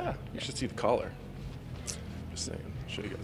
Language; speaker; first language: English; native; English